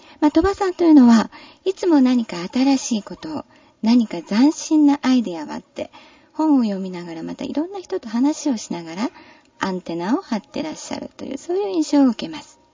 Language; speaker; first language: Japanese; native; Japanese